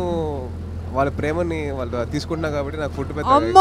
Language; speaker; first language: Telugu; native; Telugu